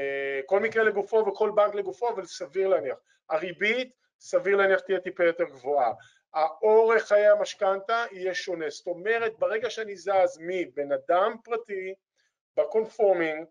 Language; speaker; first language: Hebrew; native; Hebrew